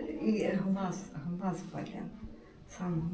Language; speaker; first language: Russian; non-native, local second language; Ukrainian